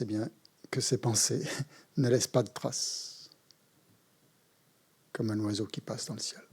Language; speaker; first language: French; native; French